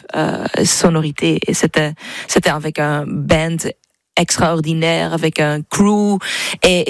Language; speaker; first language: French; non-native, learner; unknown